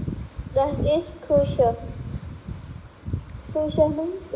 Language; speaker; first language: German; non-native, learner; Khmer